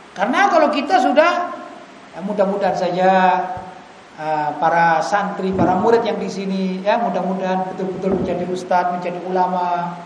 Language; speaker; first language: Indonesian; native; Indonesian